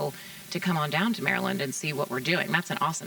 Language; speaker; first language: English; native; English